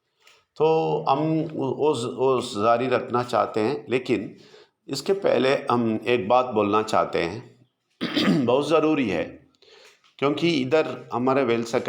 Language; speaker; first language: Hindi; non-native, local second language; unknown